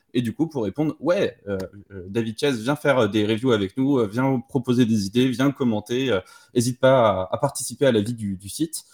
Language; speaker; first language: French; native; French